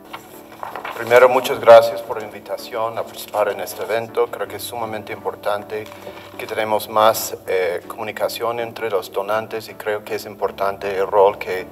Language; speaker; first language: Spanish; non-native, fluent; English